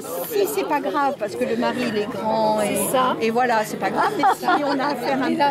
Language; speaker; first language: French; native; French